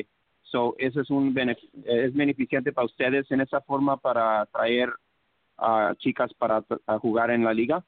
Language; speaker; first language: Spanish; early bilingual, heritage; English